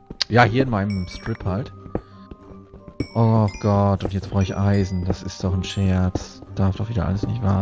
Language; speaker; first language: German; native; German